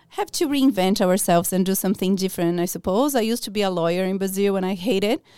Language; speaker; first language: English; non-native, fluent; Portuguese